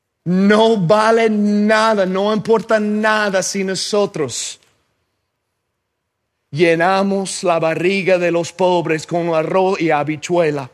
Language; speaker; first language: Spanish; non-native, fluent; English